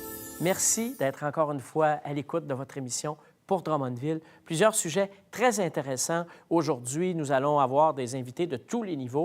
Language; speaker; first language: French; native; French